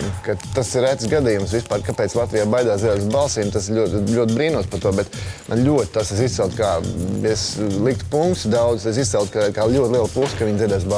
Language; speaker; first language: Latvian; native; Latvian